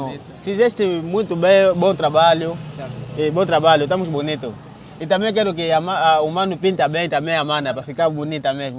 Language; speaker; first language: Portuguese; non-native, learner; Vietnamese